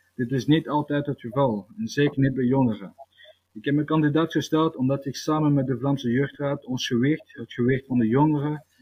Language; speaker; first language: Dutch; early bilingual, other home language; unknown